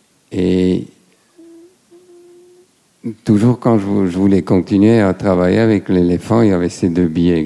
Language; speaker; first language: French; non-native, fluent; German